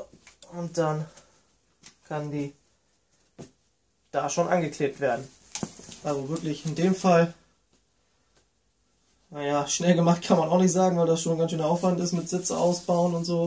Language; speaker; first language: German; native; German